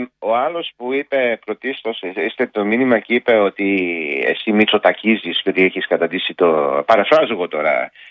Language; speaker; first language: Greek; early bilingual, heritage; Greek